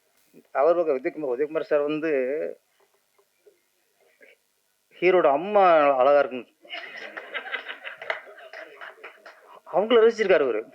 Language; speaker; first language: Tamil; native; Tamil